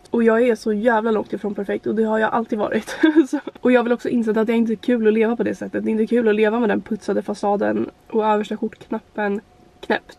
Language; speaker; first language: Swedish; native; Swedish